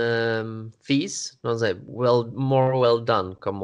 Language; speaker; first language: Portuguese; non-native, learner; Swedish